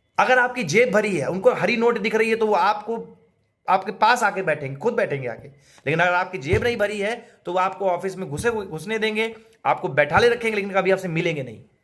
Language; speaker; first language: Hindi; native; Hindi